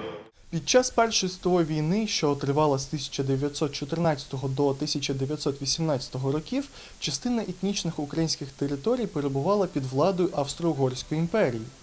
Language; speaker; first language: Ukrainian; native; Ukrainian